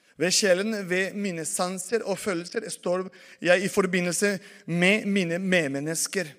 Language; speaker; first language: Norwegian; non-native, fluent; Spanish